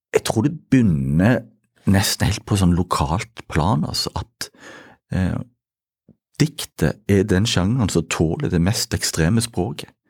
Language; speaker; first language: Norwegian; native; Norwegian